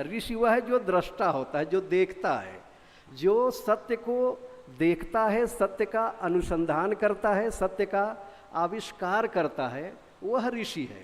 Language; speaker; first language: Hindi; native; Hindi